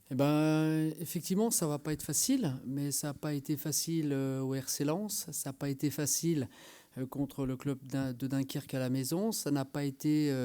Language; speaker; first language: French; native; French